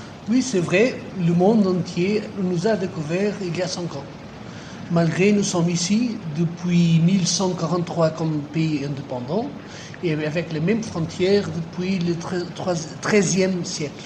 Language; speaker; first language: French; non-native, fluent; Portuguese